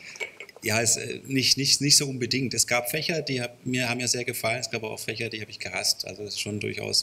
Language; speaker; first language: German; native; German